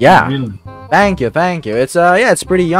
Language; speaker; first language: English; non-native, learner; Indonesian